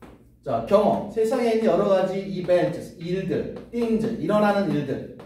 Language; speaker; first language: Korean; native; Korean